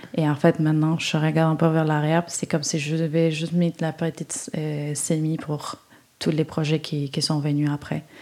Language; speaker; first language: French; non-native, fluent; Spanish